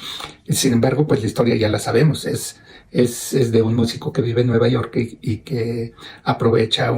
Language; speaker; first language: Spanish; native; Spanish